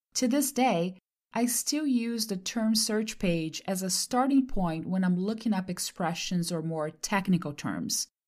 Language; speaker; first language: English; non-native, fluent; Portuguese